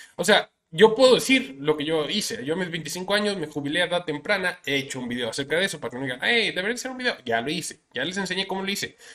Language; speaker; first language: Spanish; native; Spanish